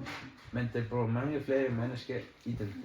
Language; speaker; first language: Danish; non-native, learner; Icelandic